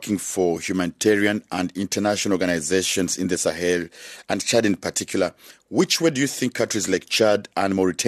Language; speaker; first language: English; non-native, local second language; Kinyarwanda